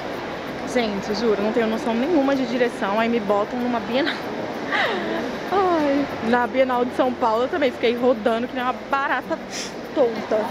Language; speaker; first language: Portuguese; native; Portuguese